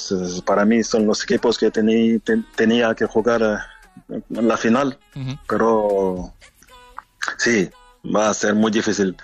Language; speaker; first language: Spanish; non-native, fluent; French